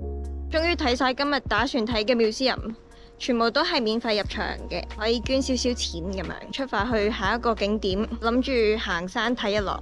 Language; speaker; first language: Cantonese; native; Cantonese